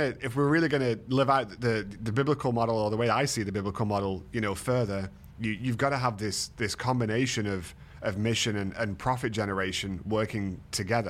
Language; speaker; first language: English; native; English